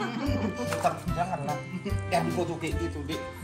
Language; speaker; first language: Indonesian; native; Indonesian